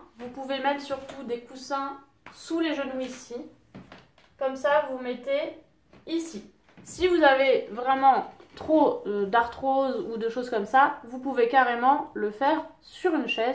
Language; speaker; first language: French; native; French